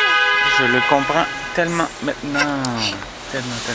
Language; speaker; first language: French; native; French